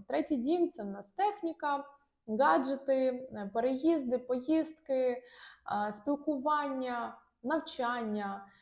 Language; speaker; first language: Ukrainian; non-native, local second language; Russian